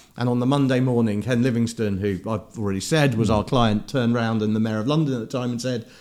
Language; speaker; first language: English; native; English